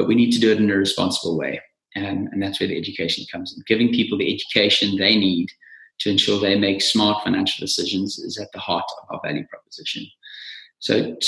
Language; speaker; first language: English; native; English